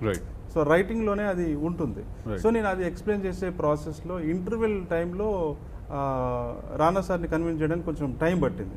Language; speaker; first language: Telugu; native; Telugu